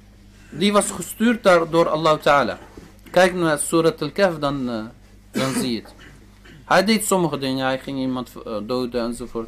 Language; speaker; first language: Dutch; early bilingual, other home language; Turkish